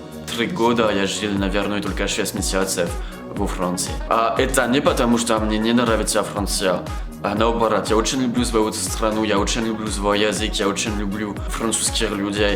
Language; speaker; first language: Russian; non-native, learner; French